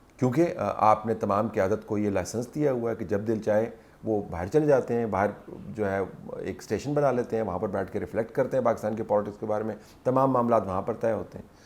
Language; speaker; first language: Urdu; non-native, local second language; Punjabi